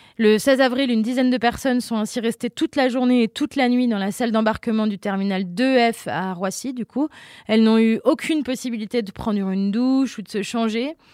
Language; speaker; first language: French; native; French